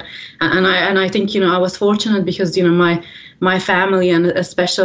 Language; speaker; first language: English; early bilingual, other home language; Persian